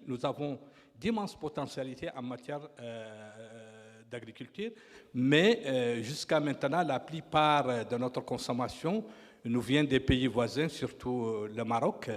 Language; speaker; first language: French; non-native, local second language; Arabic